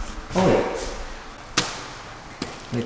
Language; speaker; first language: English; native; English